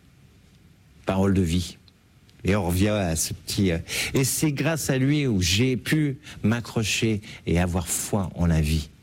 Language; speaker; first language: French; native; French